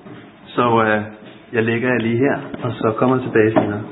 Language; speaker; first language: Danish; native; Danish